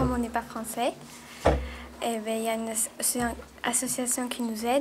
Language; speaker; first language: French; non-native, learner; Georgian